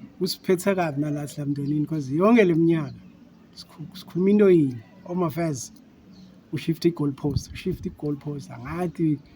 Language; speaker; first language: Zulu; non-native, local second language; Swati